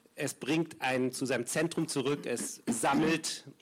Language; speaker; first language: German; native; German